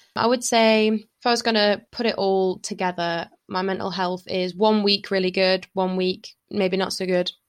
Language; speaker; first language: English; native; English